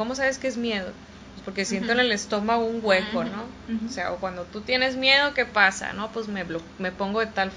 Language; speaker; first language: Spanish; native; Spanish